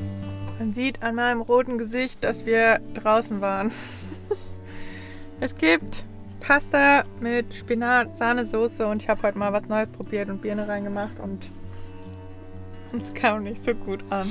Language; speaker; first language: German; native; German